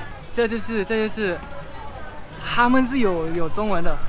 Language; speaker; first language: Chinese; non-native, learner; Thai